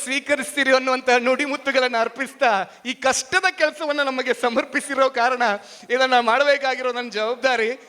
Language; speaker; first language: Kannada; non-native, local second language; Tulu